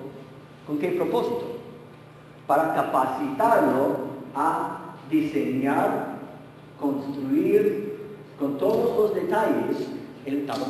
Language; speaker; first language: Spanish; non-native, fluent; English